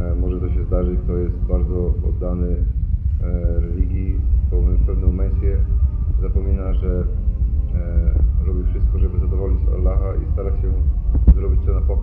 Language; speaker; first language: Polish; non-native, fluent; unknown